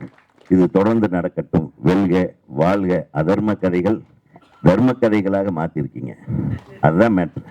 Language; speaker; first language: Tamil; native; Tamil